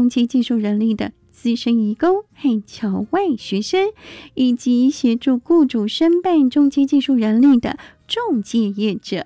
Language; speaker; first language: Chinese; native; Chinese